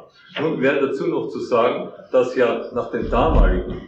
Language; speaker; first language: German; native; German